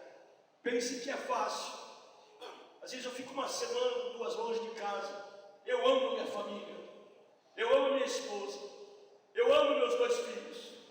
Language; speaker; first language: Portuguese; native; Portuguese